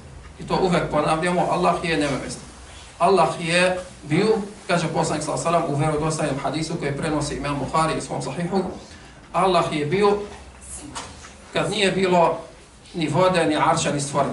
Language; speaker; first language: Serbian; non-native, fluent; Arabic